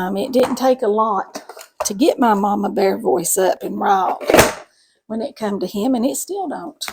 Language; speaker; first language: English; native; English